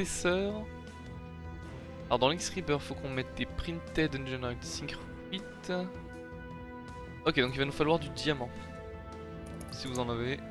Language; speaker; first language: French; native; French